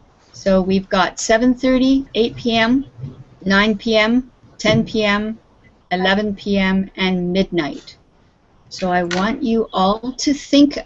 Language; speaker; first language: English; non-native, fluent; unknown